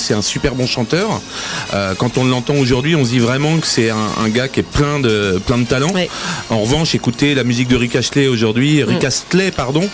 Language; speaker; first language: French; native; French